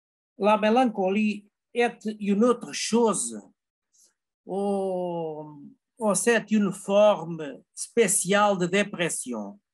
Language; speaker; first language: French; non-native, learner; Portuguese